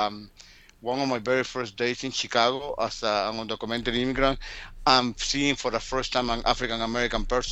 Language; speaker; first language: English; early bilingual, other home language; Spanish